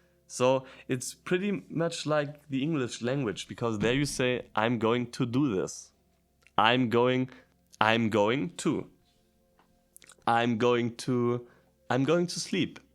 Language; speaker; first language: English; non-native, fluent; German